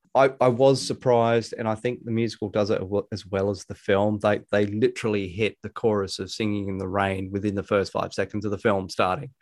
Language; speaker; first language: English; native; English